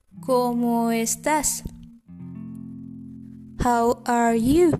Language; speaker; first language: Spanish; non-native, learner; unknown